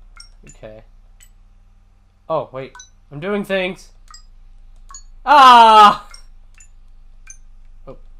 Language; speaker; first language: English; native; English